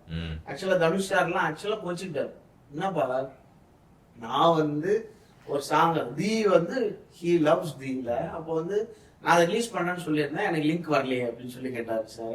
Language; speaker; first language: Tamil; native; Tamil